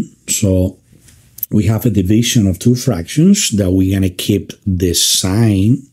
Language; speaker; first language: English; non-native, fluent; Spanish